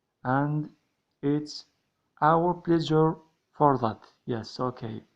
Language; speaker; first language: English; non-native, learner; Arabic